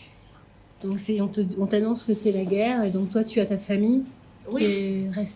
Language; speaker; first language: French; native; French